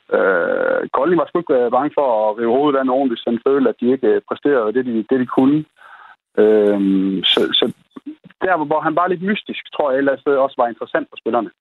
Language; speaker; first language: Danish; native; Danish